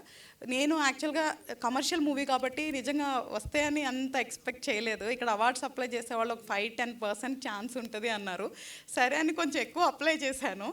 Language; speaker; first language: Telugu; native; Telugu